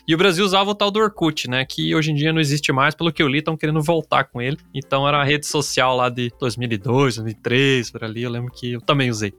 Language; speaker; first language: Portuguese; native; Portuguese